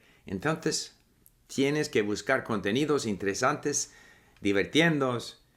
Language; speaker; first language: Spanish; non-native, fluent; English